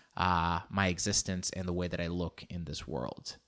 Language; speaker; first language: English; early bilingual, other home language; Spanish